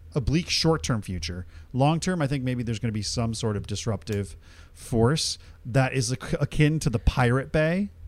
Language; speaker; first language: English; early bilingual, other home language; Hindi